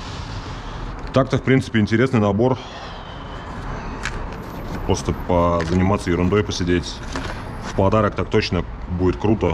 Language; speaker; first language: Russian; native; Russian